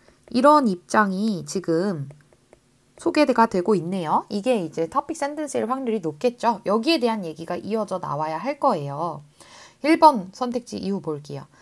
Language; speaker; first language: Korean; native; Korean